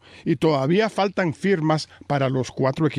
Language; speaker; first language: Spanish; native; Spanish